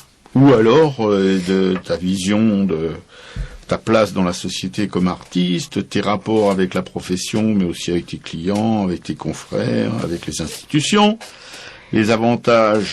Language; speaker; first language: French; native; French